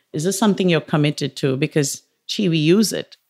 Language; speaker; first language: English; non-native, local second language; Tamil